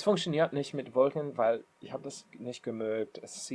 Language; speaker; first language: German; non-native, learner; English